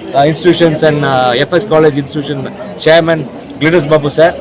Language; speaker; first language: English; non-native, local second language; Tamil